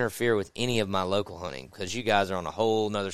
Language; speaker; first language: English; native; English